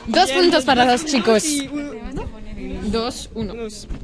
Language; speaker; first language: Spanish; non-native, learner; French